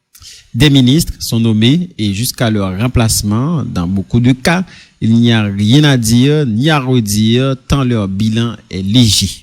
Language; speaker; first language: French; non-native, local second language; Haitian Creole